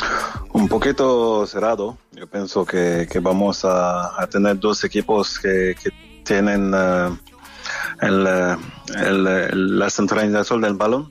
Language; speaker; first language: Spanish; non-native, fluent; French